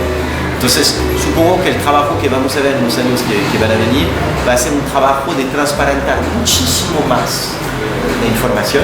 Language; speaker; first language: Spanish; non-native, fluent; French